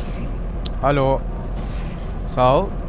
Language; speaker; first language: Turkish; early bilingual, heritage; Turkish